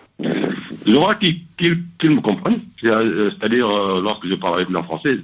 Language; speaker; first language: French; native; French